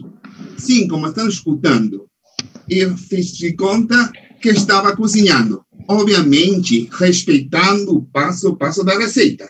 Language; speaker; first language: Portuguese; non-native, fluent; Spanish